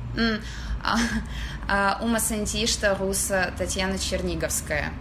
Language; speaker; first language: Portuguese; non-native, fluent; Russian